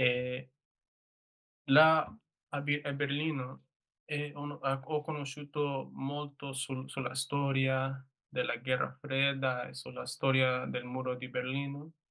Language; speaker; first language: Italian; non-native, learner; English